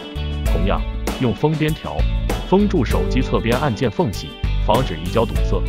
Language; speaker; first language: Chinese; native; Chinese